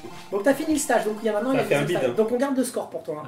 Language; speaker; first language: French; native; French